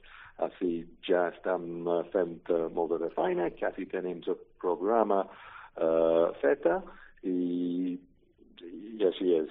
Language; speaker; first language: Catalan; non-native, learner; English